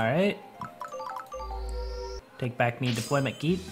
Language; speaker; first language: English; native; English